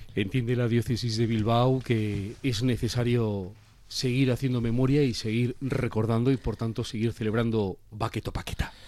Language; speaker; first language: Spanish; native; Spanish